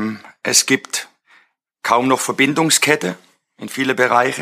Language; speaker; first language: German; non-native, fluent; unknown